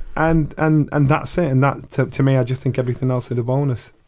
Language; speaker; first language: English; native; English